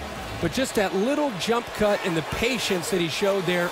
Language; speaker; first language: English; native; English